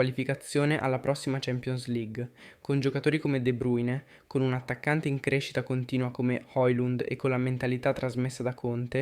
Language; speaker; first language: Italian; native; Italian